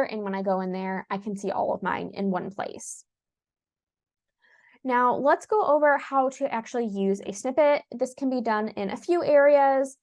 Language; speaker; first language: English; native; English